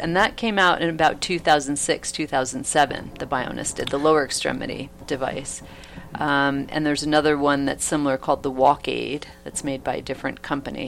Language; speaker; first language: English; native; English